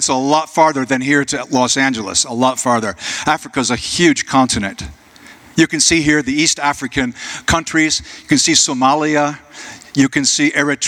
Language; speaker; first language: English; native; English